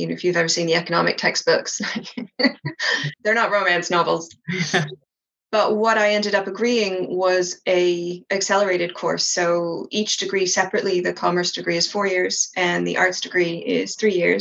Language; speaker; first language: English; native; English